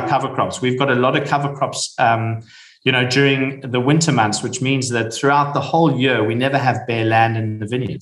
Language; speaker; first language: English; native; English